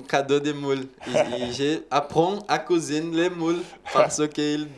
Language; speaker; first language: French; non-native, learner; Portuguese